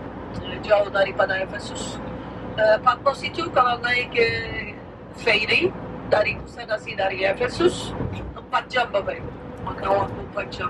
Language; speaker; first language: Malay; non-native, fluent; Turkish